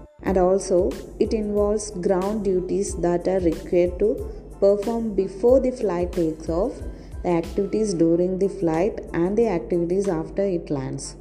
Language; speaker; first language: English; non-native, local second language; Malayalam